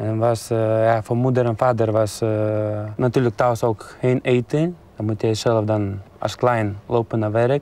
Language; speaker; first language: Dutch; non-native, learner; Lithuanian